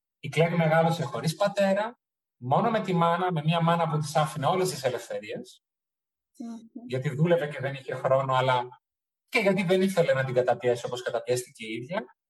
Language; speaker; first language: Greek; early bilingual, heritage; Greek